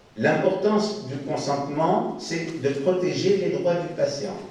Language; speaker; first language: French; non-native, local second language; Arabic